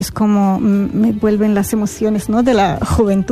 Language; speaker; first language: Spanish; non-native, fluent; Arabic